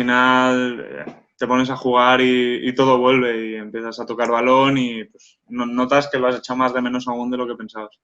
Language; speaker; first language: Spanish; non-native, local second language; Catalan